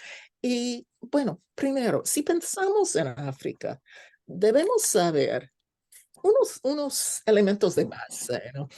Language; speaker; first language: Spanish; non-native, fluent; English